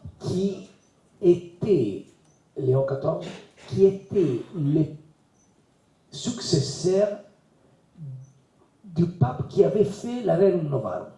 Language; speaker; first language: French; non-native, learner; Italian